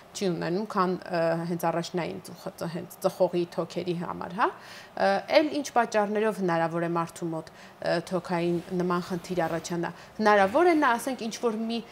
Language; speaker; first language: Armenian; native; Armenian